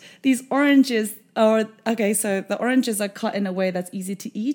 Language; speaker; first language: English; non-native, local second language; Japanese